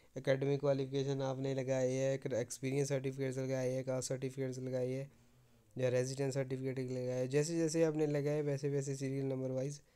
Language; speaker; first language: Hindi; non-native, local second language; Punjabi